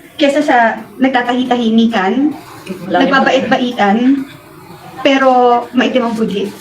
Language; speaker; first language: Filipino; non-native, local second language; Hiligaynon